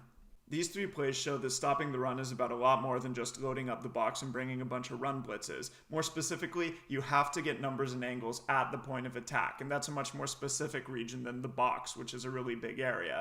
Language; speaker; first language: English; native; English